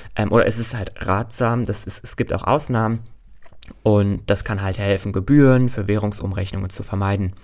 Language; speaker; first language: German; native; German